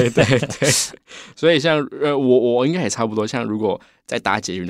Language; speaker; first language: Chinese; native; Chinese